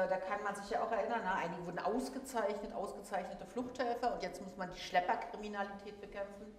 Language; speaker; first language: German; native; German